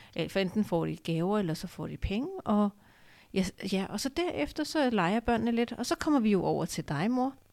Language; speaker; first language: Danish; early bilingual, other home language; Urdu